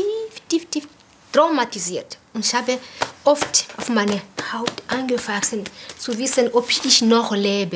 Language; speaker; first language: German; non-native, learner; Kinyarwanda